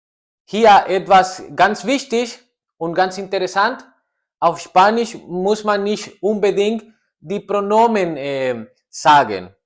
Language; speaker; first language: German; non-native, learner; Spanish